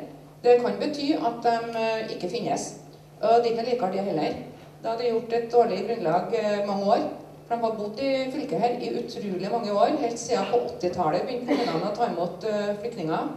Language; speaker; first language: Norwegian; native; Norwegian